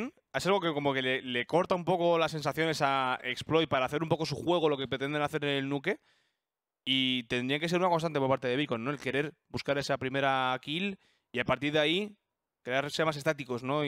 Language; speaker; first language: Spanish; native; Spanish